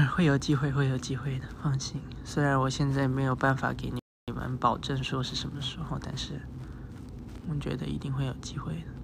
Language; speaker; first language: Chinese; early bilingual, heritage; Chinese